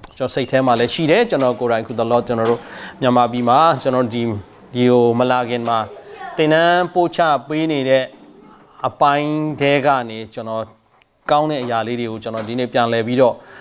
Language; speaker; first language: Burmese; non-native, local second language; Tedim Chin